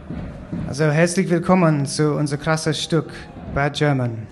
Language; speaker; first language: German; non-native, learner; English